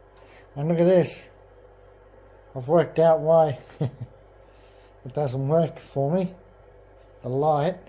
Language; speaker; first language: English; native; English